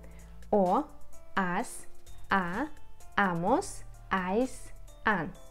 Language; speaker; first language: Spanish; non-native, fluent; Russian